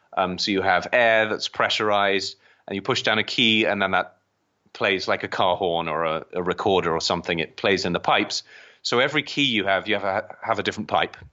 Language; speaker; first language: English; native; English